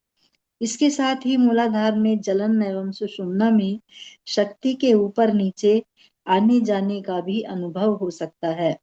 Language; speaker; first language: Hindi; native; Hindi